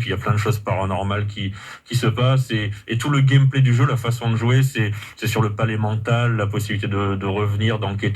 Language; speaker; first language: French; native; French